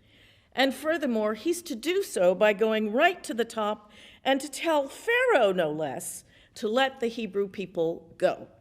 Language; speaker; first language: English; native; English